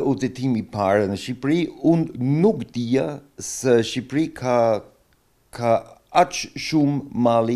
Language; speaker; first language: Albanian; non-native, learner; German